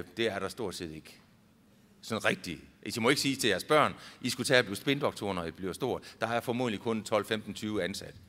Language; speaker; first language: Danish; native; Danish